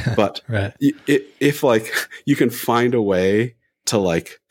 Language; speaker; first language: English; native; English